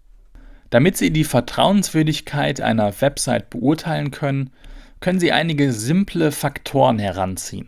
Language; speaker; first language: German; native; German